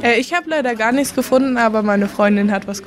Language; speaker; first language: German; non-native, learner; Arabic